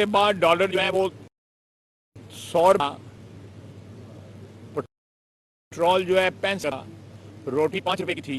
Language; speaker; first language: Urdu; non-native, local second language; Punjabi